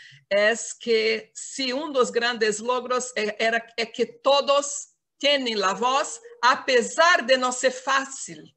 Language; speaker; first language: Spanish; non-native, fluent; Portuguese